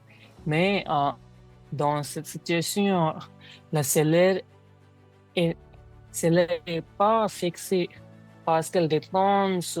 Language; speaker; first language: French; non-native, learner; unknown